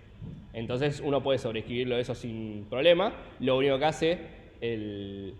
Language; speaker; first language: Spanish; native; Spanish